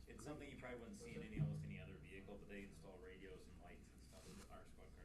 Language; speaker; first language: English; native; English